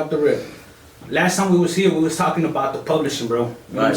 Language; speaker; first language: English; native; English